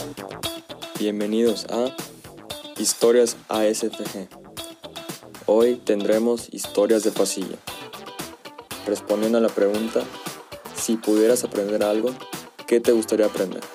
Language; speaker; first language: Spanish; native; Spanish